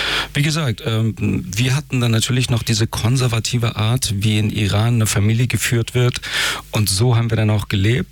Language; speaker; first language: German; early bilingual, other home language; Persian